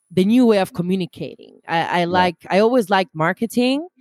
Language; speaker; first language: English; non-native, fluent; Italian